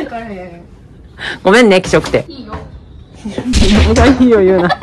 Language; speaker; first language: Japanese; native; Japanese